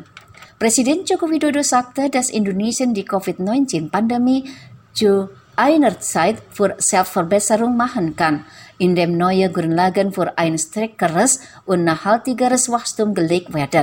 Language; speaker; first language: German; non-native, fluent; Indonesian